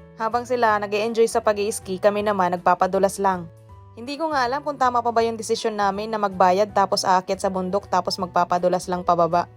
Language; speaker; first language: Filipino; native; Filipino